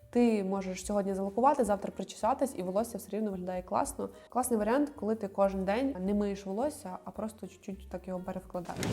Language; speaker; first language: Ukrainian; native; Ukrainian